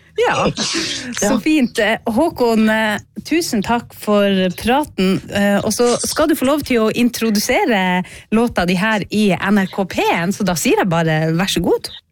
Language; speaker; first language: Norwegian; native; Norwegian